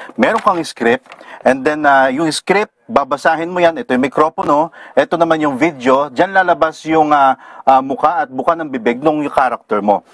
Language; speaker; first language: Filipino; native; Filipino